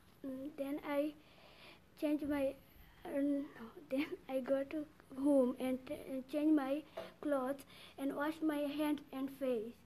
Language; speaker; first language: English; non-native, learner; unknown